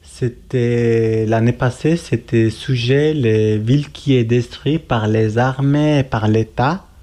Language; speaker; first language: French; non-native, learner; Kurdish